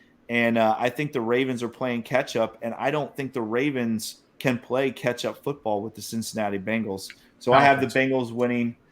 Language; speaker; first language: English; native; English